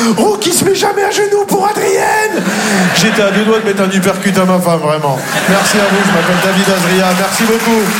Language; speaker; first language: French; native; French